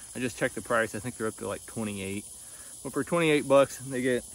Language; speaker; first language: English; native; English